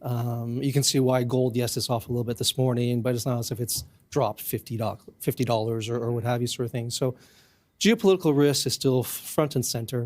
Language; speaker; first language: English; native; English